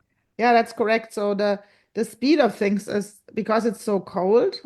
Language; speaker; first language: English; non-native, fluent; German